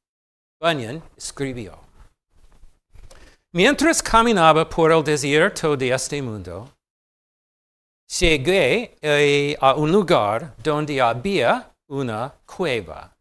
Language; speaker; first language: Spanish; non-native, fluent; English